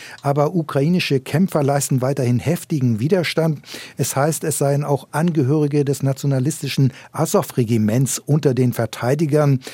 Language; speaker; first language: German; native; German